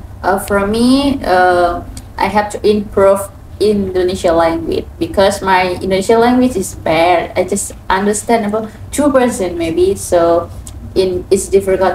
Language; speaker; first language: English; non-native, learner; Thai